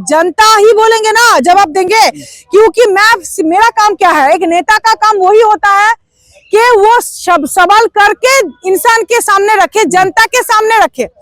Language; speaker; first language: Hindi; non-native, local second language; Bangla